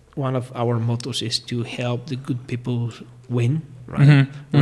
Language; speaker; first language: English; non-native, fluent; Bulgarian